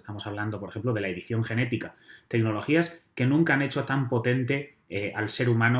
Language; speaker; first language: Spanish; native; Spanish